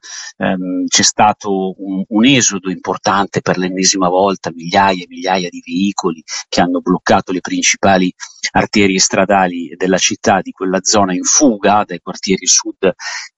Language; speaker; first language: Italian; native; Italian